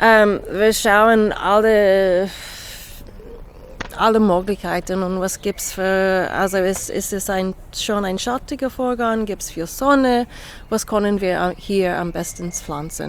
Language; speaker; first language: German; non-native, fluent; English